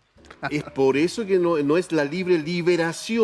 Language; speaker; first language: Spanish; native; Spanish